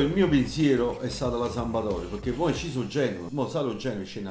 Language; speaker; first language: Italian; native; Italian